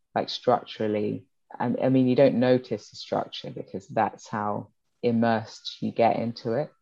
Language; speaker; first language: English; early bilingual, other home language; Yoruba